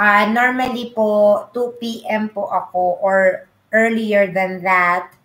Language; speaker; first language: English; non-native, local second language; Filipino